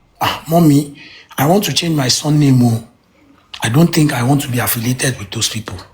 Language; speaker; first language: English; non-native, local second language; Yoruba